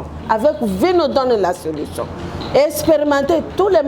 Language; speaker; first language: French; non-native, local second language; Lingala